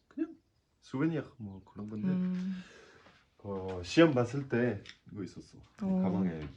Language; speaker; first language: Korean; non-native, learner; French